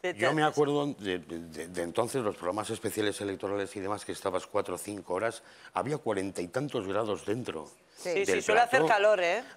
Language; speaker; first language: Spanish; native; Spanish